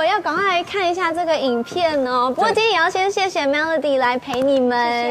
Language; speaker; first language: Chinese; native; Chinese